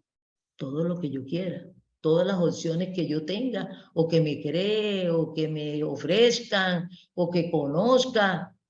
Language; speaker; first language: Spanish; native; Spanish